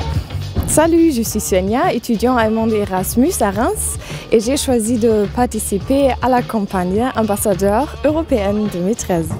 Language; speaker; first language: French; non-native, fluent; German